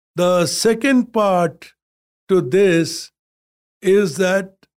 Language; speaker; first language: English; non-native, local second language; Hindi